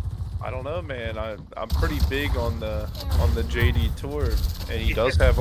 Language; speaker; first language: English; native; English